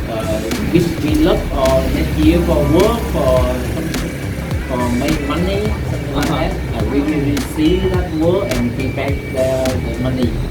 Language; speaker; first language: English; non-native, learner; Vietnamese